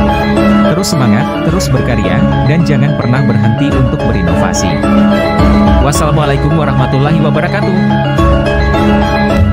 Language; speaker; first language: Indonesian; native; Indonesian